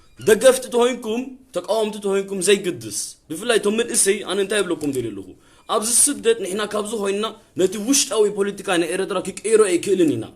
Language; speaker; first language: Tigrinya; early bilingual, heritage; Tigrinya